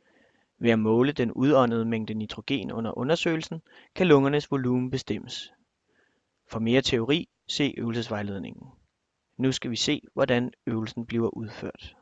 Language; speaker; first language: Danish; native; Danish